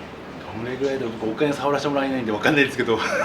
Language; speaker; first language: Japanese; native; Japanese